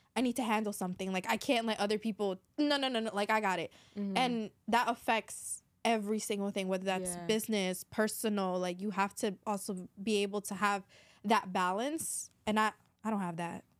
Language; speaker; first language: English; native; English